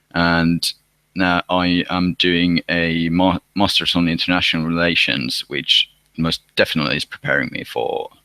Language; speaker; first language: English; non-native, fluent; Finnish